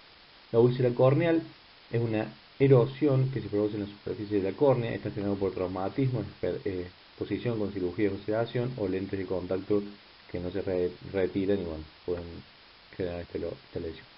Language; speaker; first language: Spanish; native; Spanish